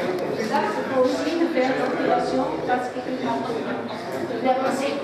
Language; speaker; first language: French; non-native, learner; German